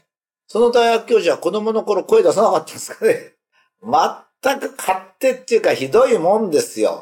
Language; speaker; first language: Japanese; native; Japanese